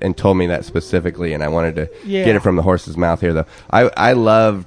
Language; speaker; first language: English; native; English